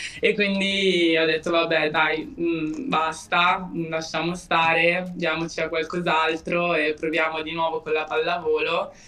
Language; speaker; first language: Italian; early bilingual, other home language; German